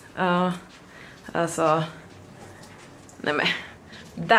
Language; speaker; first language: Swedish; native; Swedish